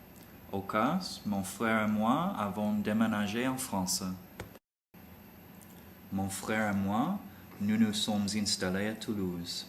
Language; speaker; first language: French; non-native, learner; English